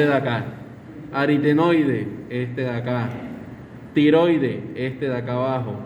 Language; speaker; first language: Spanish; native; Spanish